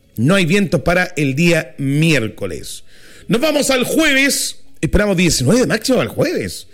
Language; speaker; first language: Spanish; native; Spanish